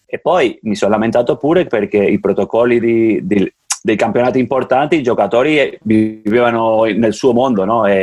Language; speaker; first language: Italian; non-native, fluent; Catalan